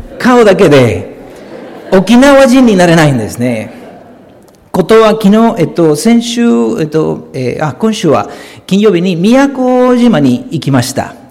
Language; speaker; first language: Japanese; non-native, fluent; Spanish